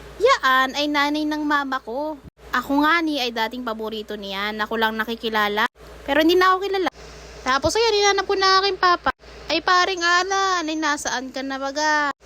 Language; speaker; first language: Filipino; native; Filipino